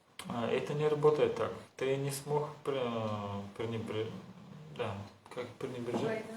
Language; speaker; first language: Russian; non-native, learner; Bulgarian